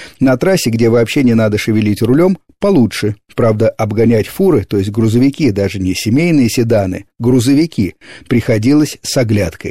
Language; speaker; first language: Russian; native; Russian